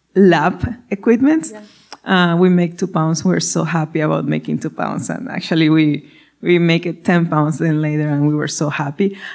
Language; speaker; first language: English; non-native, fluent; Spanish